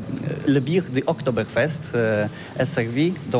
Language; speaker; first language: French; non-native, learner; Polish